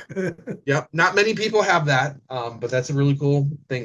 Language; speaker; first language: English; native; English